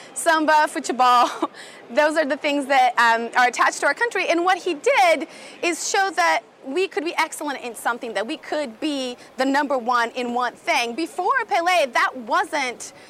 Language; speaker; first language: English; non-native, fluent; Portuguese